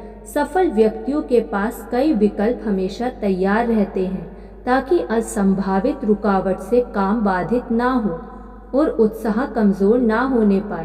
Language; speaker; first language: Hindi; native; Hindi